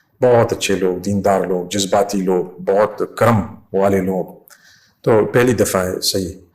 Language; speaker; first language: Urdu; non-native, fluent; English